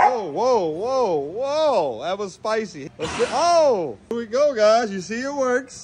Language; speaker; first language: English; native; English